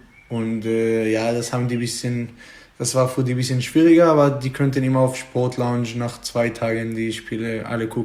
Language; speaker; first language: German; non-native, fluent; Hebrew